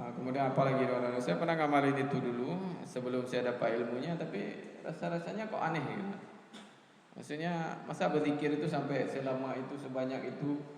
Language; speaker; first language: Malay; non-native, local second language; Achinese